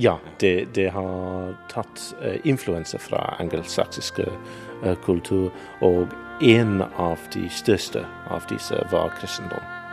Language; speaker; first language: Norwegian; non-native, learner; English